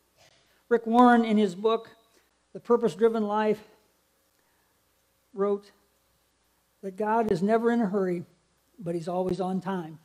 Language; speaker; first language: English; native; English